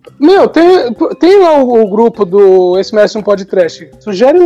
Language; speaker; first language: Portuguese; native; Portuguese